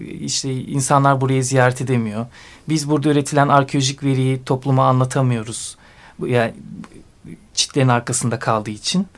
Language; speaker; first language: Turkish; native; Turkish